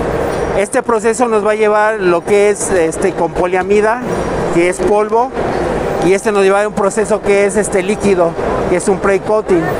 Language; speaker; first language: Spanish; native; Spanish